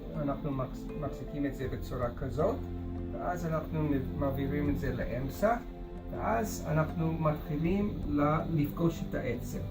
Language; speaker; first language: Hebrew; non-native, fluent; English